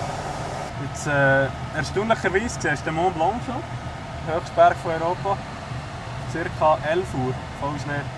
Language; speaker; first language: German; native; German